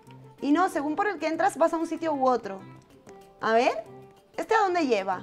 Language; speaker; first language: Spanish; native; Spanish